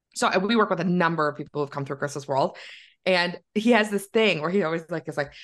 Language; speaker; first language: English; native; English